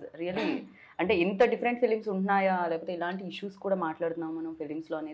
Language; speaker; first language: Telugu; native; Telugu